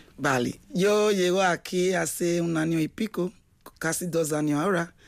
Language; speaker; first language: Spanish; non-native, learner; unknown